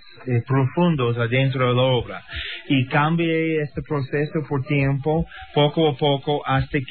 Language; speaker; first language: Spanish; non-native, learner; English